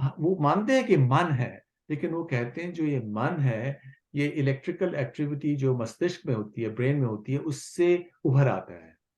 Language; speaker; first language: Hindi; non-native, local second language; Kashmiri